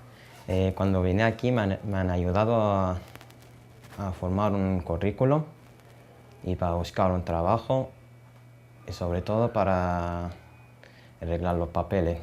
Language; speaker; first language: Spanish; non-native, fluent; Arabic